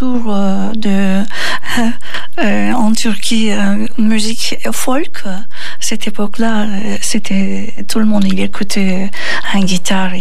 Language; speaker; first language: French; non-native, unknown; Turkish